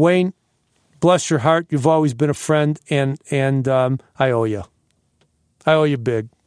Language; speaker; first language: English; native; English